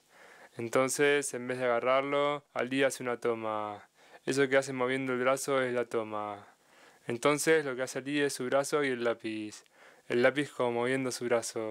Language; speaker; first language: Spanish; native; Spanish